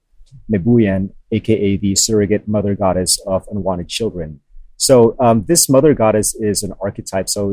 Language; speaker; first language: English; non-native, local second language; Filipino